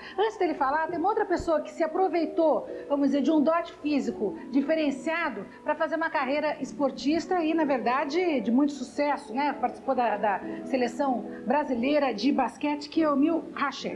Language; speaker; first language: Portuguese; native; Portuguese